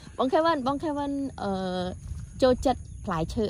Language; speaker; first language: Khmer; native; Khmer